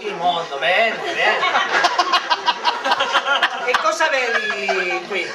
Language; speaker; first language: Italian; non-native, learner; Spanish